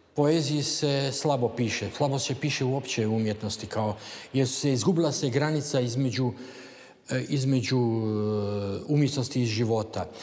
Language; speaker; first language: Croatian; native; Croatian